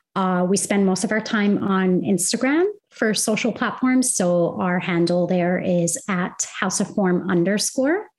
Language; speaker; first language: English; non-native, fluent; Arabic